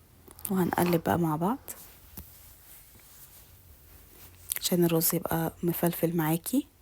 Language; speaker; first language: Arabic; native; Arabic